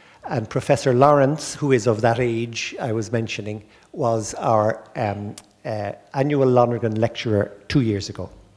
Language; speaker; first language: English; native; English